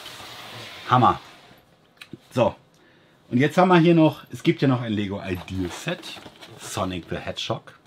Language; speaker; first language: German; native; German